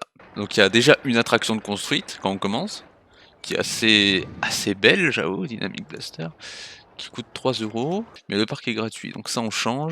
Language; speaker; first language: French; native; French